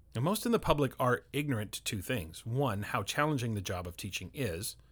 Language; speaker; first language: English; native; English